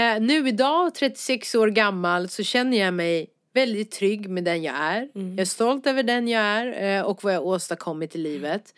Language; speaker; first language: Swedish; early bilingual, other home language; Persian